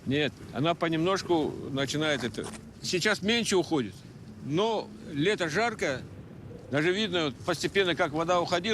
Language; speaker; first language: Russian; non-native, fluent; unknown